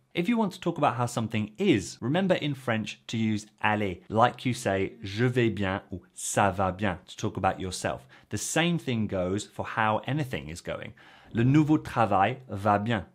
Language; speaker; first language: English; native; English